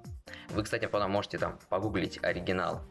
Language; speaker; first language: Russian; native; Russian